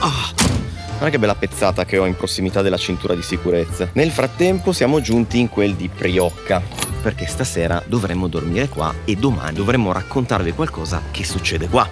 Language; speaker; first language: Italian; native; Italian